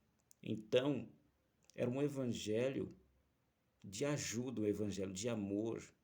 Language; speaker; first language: Portuguese; native; Portuguese